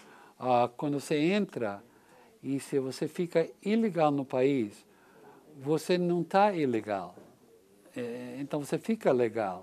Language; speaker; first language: Portuguese; non-native, learner; English